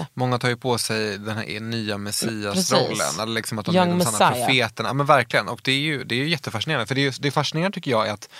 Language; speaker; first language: Swedish; native; Swedish